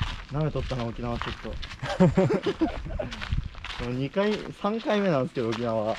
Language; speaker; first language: Japanese; native; Japanese